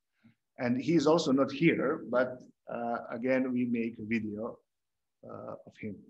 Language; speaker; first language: English; non-native, fluent; Croatian